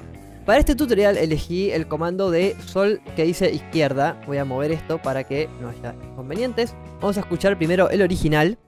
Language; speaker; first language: Spanish; native; Spanish